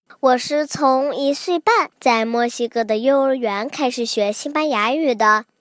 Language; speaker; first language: Chinese; early bilingual, heritage; Chinese